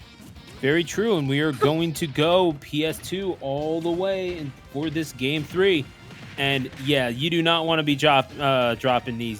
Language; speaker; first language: English; native; English